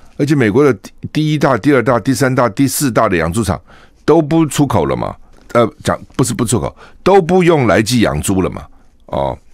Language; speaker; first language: Chinese; native; Chinese